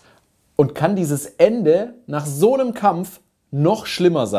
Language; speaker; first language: German; native; German